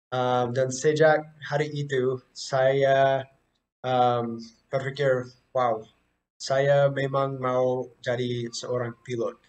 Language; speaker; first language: Indonesian; non-native, fluent; English